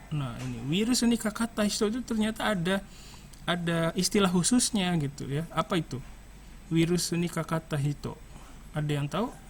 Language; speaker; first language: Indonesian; native; Indonesian